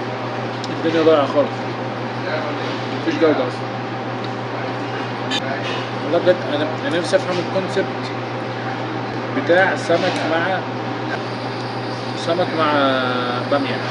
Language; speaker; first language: Arabic; native; Arabic